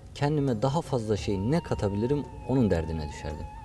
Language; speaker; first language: Turkish; native; Turkish